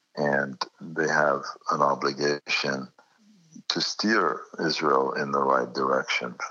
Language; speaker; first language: English; non-native, fluent; Arabic